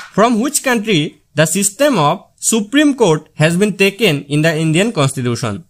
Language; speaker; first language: English; non-native, local second language; Assamese